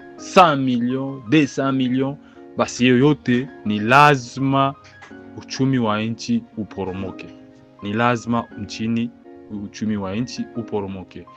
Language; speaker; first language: Swahili; native; Swahili